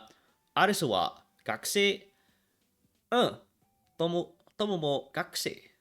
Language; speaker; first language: Japanese; non-native, learner; English